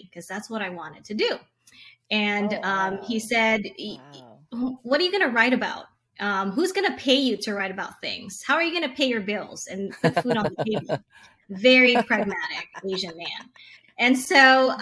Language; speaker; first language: English; non-native, local second language; Hiligaynon